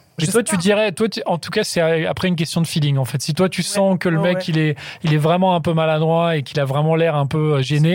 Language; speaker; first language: French; native; French